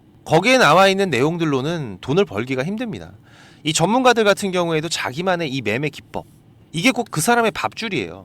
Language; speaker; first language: Korean; native; Korean